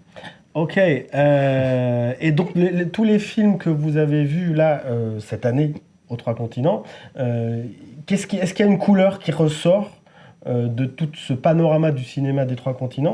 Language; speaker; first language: French; native; French